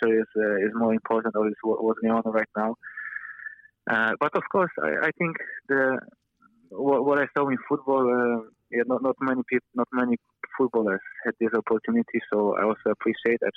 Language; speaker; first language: English; non-native, fluent; Polish